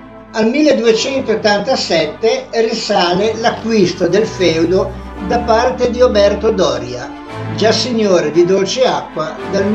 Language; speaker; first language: Italian; native; Italian